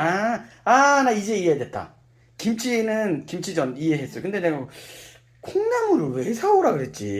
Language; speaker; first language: Korean; native; Korean